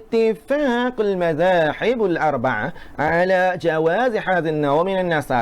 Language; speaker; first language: Arabic; non-native, fluent; Malay